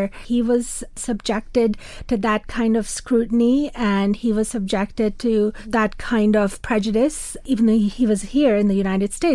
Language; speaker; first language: English; non-native, local second language; Urdu